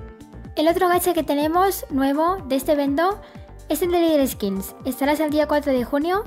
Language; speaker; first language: Spanish; native; Spanish